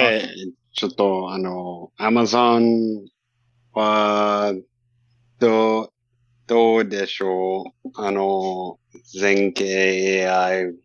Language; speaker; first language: Japanese; non-native, learner; English